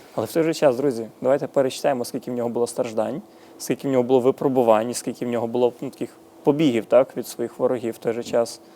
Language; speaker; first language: Ukrainian; native; Ukrainian